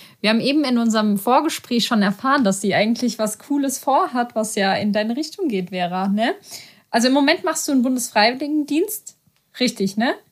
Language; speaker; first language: German; native; German